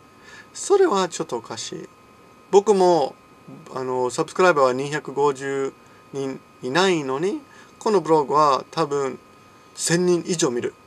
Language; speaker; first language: Japanese; non-native, fluent; English